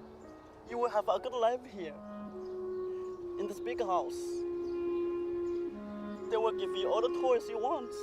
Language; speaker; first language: English; non-native, learner; Chinese